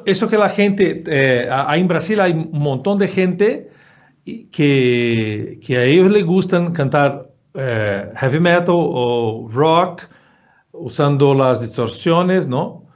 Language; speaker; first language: Spanish; non-native, fluent; Portuguese